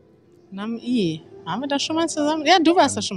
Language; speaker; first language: German; native; German